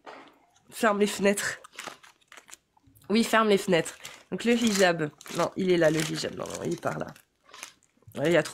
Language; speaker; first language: French; native; French